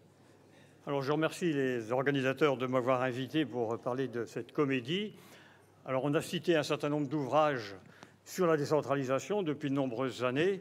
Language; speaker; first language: French; native; French